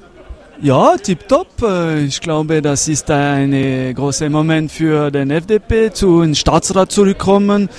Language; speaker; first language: German; non-native, learner; French